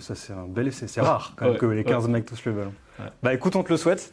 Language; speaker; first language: French; native; French